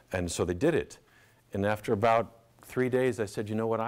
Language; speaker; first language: English; native; English